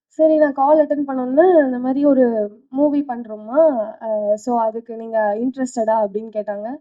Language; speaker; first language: Tamil; native; Tamil